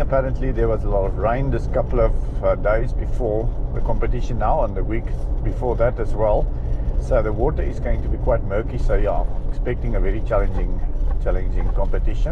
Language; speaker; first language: English; non-native, local second language; Afrikaans